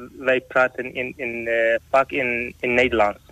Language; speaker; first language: Dutch; non-native, learner; Arabic